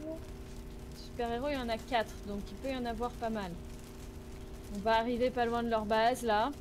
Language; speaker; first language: French; native; French